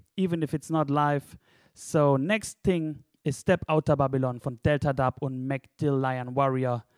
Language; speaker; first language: English; non-native, fluent; German